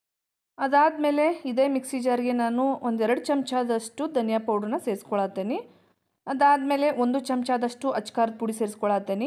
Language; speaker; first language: Kannada; native; Kannada